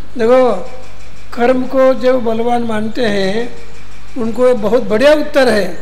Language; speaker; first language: Hindi; non-native, local second language; Kannada